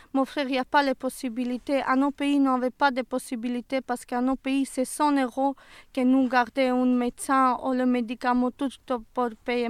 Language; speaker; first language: French; non-native, learner; Serbian